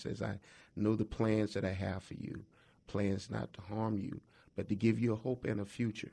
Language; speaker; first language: English; native; English